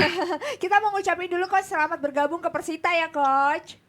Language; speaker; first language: Indonesian; native; Indonesian